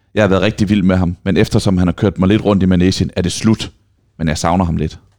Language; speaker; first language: Danish; native; Danish